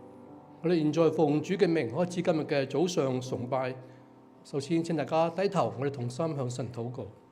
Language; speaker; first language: Chinese; native; Chinese